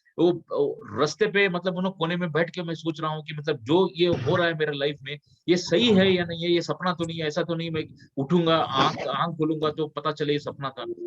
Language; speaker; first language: Hindi; non-native, local second language; Kannada